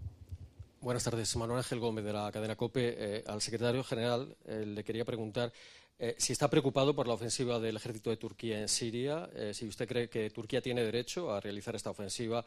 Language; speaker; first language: Spanish; native; Spanish